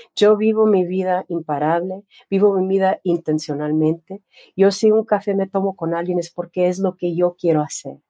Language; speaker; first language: Spanish; native; Spanish